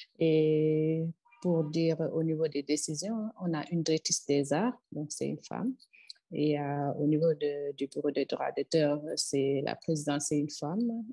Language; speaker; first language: French; non-native, local second language; Wolof